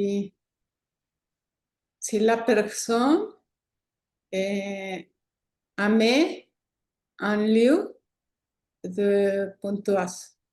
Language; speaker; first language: French; non-native, learner; Spanish